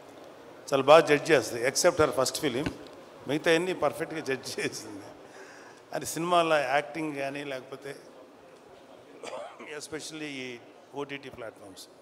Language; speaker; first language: Telugu; native; Telugu